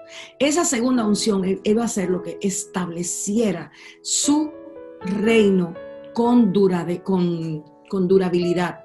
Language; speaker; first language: Spanish; native; Spanish